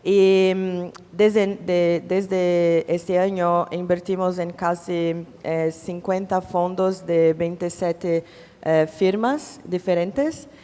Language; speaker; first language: Spanish; non-native, fluent; Portuguese